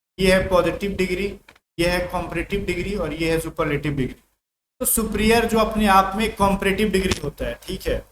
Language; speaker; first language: Hindi; native; Hindi